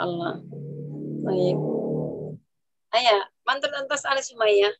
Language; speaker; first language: Arabic; non-native, fluent; Indonesian